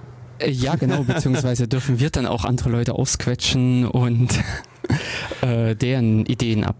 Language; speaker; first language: German; native; German